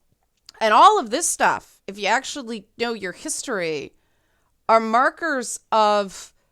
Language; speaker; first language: English; native; English